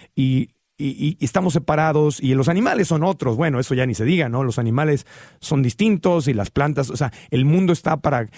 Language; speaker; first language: Spanish; native; Spanish